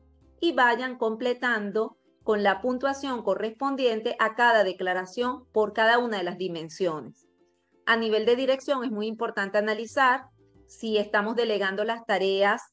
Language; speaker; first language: Spanish; native; Spanish